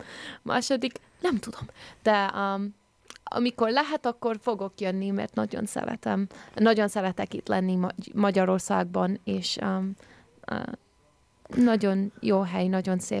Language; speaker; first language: Hungarian; early bilingual, heritage; English